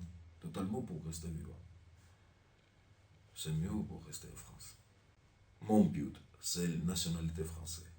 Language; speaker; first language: French; non-native, learner; Armenian